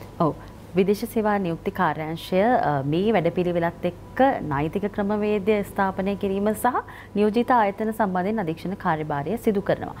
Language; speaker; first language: Sinhala; native; Sinhala